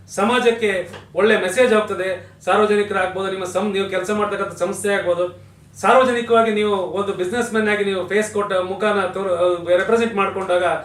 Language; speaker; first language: Kannada; native; Kannada